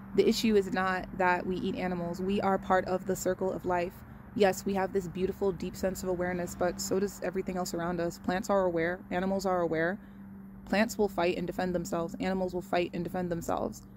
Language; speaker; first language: English; native; English